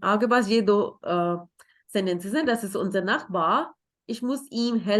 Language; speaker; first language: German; non-native, fluent; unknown